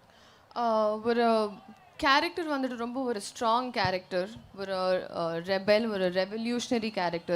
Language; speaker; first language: Tamil; non-native, learner; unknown